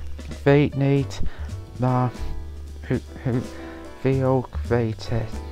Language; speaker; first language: Dutch; non-native, learner; English